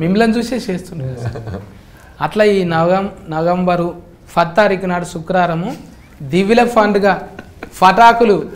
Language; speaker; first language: Telugu; native; Telugu